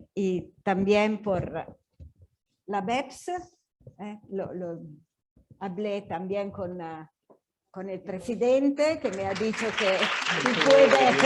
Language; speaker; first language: Spanish; non-native, learner; Italian